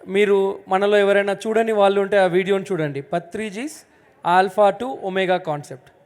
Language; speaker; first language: Telugu; native; Telugu